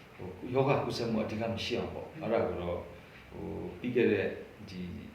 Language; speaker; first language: Burmese; non-native, local second language; Hakha Chin